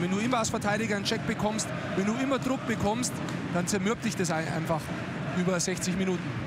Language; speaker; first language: German; native; German